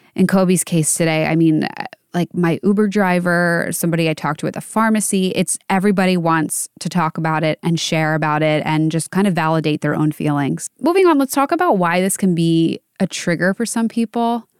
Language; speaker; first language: English; native; English